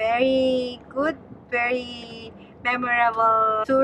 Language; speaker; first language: English; non-native, local second language; Filipino